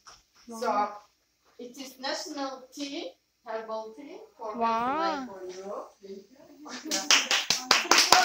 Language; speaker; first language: English; non-native, learner; Azerbaijani